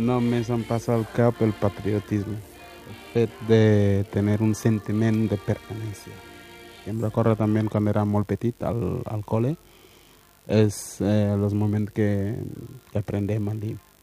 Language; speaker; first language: Catalan; early bilingual, other home language; Wolof